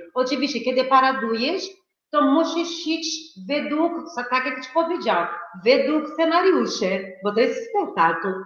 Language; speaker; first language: Polish; non-native, fluent; Portuguese